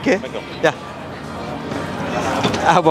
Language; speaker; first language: English; non-native, learner; Tigrinya